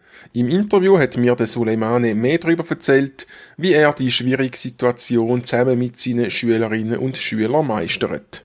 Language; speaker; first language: German; native; German